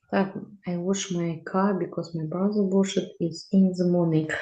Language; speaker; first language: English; non-native, learner; Russian